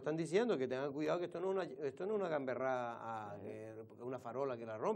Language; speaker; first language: Spanish; native; Spanish